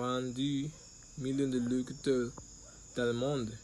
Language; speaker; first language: French; non-native, learner; Spanish